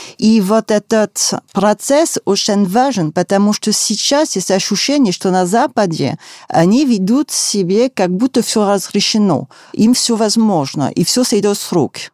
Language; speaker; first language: Russian; non-native, fluent; French